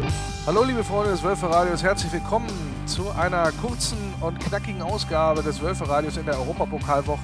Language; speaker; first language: German; native; German